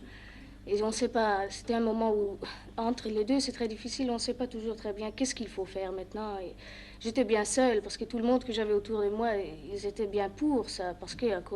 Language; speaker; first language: French; non-native, fluent; German